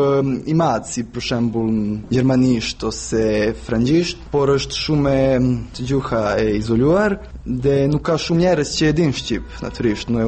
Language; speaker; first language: Albanian; non-native, learner; Serbian